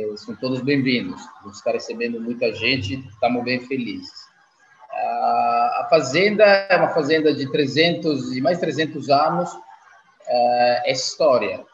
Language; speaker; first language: Portuguese; non-native, fluent; Italian